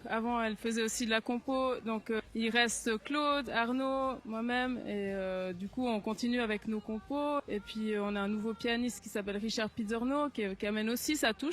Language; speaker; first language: French; native; French